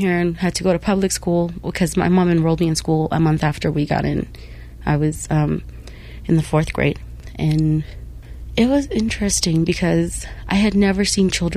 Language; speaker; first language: English; non-native, local second language; Spanish